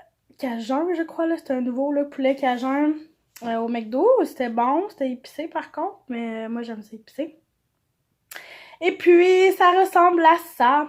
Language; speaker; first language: French; native; French